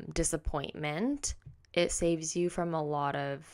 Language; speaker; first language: English; native; English